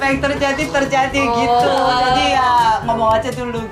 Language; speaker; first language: Indonesian; non-native, fluent; Korean